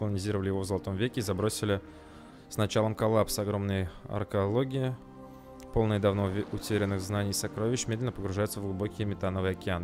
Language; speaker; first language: Russian; native; Russian